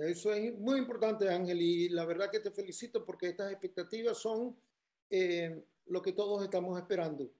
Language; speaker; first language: Spanish; native; Spanish